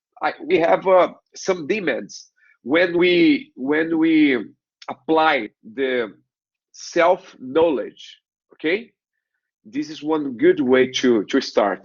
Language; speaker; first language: English; non-native, learner; Portuguese